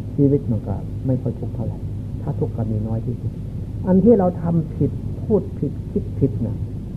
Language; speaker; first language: Thai; non-native, local second language; Lao